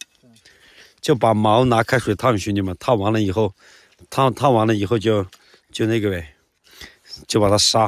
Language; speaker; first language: Chinese; native; Chinese